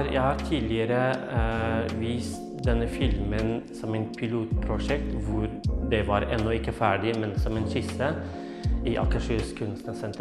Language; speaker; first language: Norwegian; non-native, fluent; Kurdish